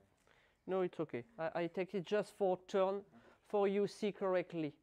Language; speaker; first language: English; non-native, learner; French